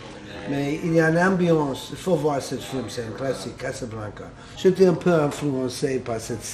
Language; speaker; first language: French; non-native, fluent; English